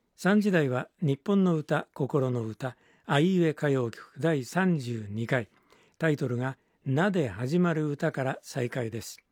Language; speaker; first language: Japanese; native; Japanese